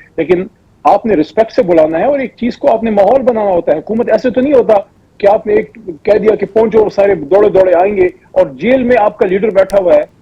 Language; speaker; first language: Urdu; non-native, local second language; Pashto